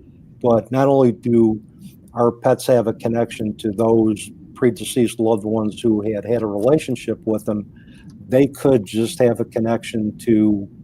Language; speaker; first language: English; native; English